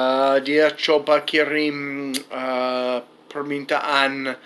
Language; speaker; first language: Indonesian; non-native, fluent; English